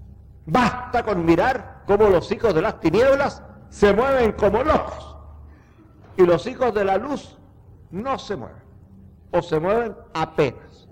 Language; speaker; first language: Spanish; native; Spanish